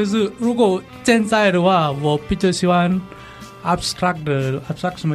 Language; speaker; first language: Chinese; non-native, learner; Balinese